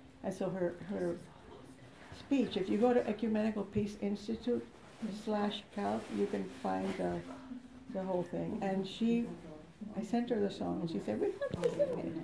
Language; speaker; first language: English; native; English